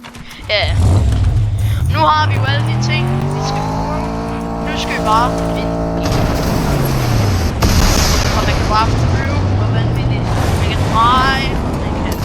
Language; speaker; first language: Danish; native; Danish